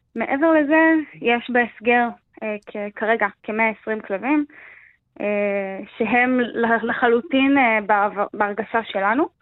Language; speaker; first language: Hebrew; native; Hebrew